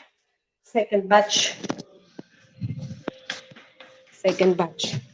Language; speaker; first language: English; non-native, local second language; Filipino